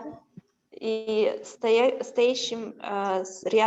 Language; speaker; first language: Russian; non-native, local second language; Kazakh